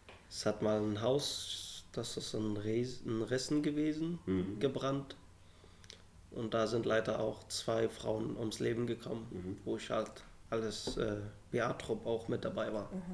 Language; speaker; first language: German; non-native, fluent; Arabic